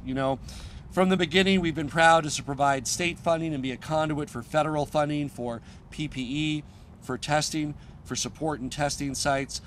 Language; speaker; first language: English; native; English